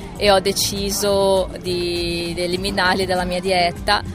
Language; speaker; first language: Italian; non-native, fluent; Portuguese